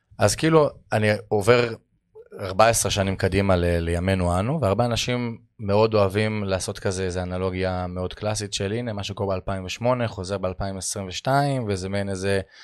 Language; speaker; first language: Hebrew; native; Hebrew